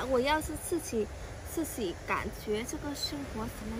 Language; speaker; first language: Chinese; non-native, learner; Vietnamese